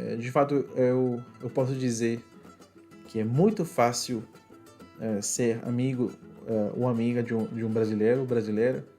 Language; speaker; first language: Portuguese; non-native, fluent; Spanish